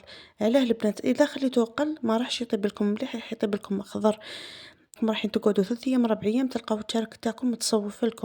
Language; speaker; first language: Arabic; native; Arabic